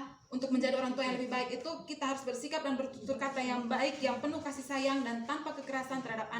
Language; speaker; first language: Indonesian; native; Indonesian